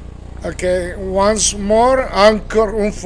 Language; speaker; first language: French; non-native, fluent; Spanish